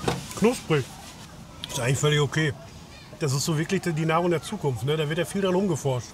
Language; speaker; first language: German; native; German